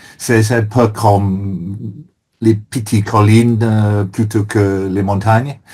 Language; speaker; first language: French; non-native, fluent; English